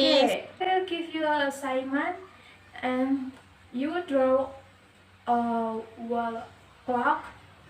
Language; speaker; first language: English; non-native, learner; Indonesian